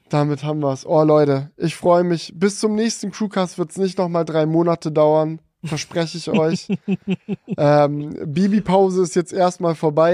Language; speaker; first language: German; native; German